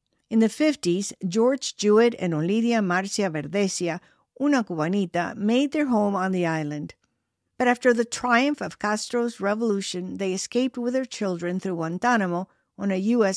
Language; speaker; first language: English; early bilingual, other home language; Spanish